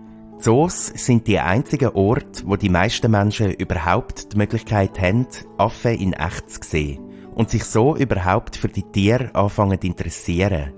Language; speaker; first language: German; native; German